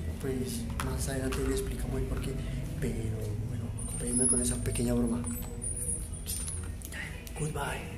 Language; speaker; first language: Spanish; native; Spanish